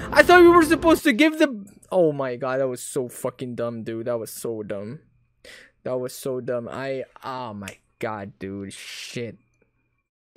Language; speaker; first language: English; non-native, local second language; Filipino